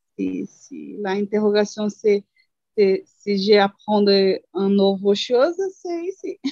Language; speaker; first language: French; non-native, learner; Portuguese